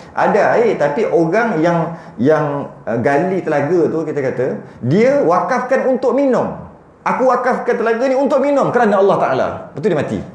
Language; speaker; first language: Malay; native; Malay